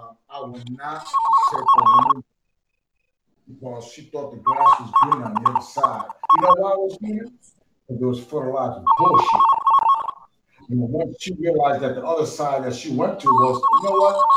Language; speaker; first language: English; non-native, fluent; Spanish